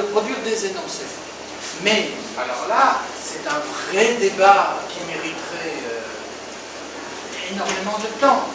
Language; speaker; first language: French; native; French